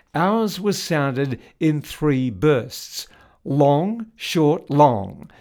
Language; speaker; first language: English; native; English